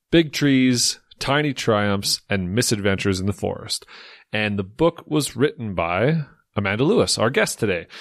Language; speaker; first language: English; native; English